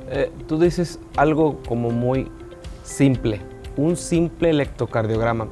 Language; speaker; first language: Spanish; native; Spanish